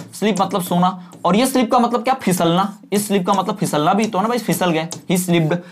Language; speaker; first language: Hindi; non-native, local second language; Bhojpuri